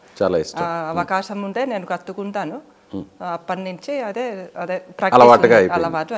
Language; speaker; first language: Telugu; non-native, fluent; Finnish